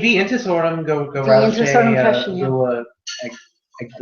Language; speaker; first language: Irish; non-native, learner; English